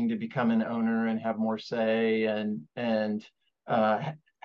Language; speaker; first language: English; native; English